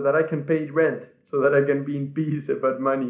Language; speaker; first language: English; non-native, fluent; Spanish